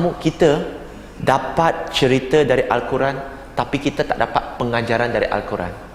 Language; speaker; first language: Malay; non-native, local second language; Chinese